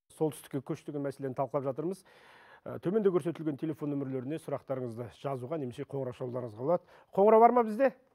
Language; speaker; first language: Kazakh; native; Kazakh